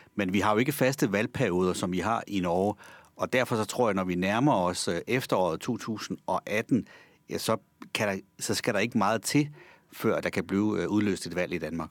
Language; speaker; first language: Danish; native; Danish